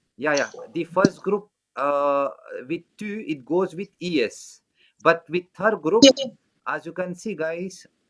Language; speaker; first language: English; non-native, local second language; French